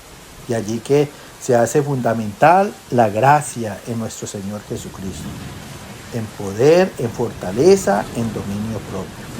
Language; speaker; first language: Spanish; native; Spanish